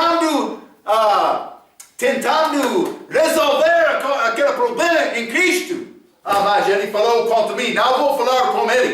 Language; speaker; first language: Portuguese; non-native, fluent; English